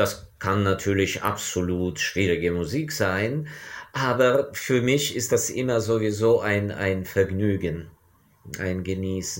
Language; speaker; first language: German; non-native, fluent; Ukrainian